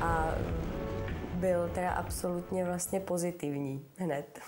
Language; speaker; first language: Czech; native; Czech